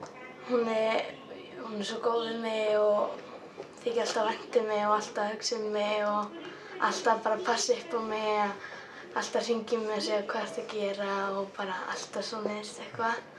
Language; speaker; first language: Icelandic; non-native, local second language; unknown